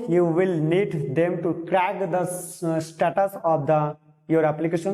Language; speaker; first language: English; non-native, local second language; Bangla